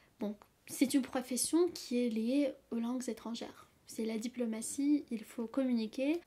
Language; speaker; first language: French; non-native, fluent; Russian